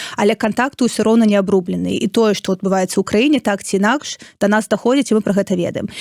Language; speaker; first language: Belarusian; non-native, local second language; Russian